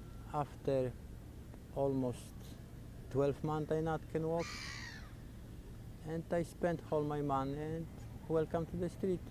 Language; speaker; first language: English; non-native, learner; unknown